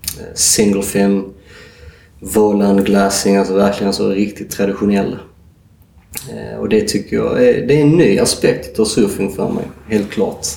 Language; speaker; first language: Swedish; native; Swedish